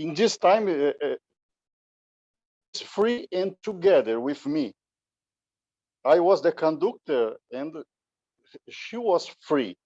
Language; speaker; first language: English; non-native, learner; Portuguese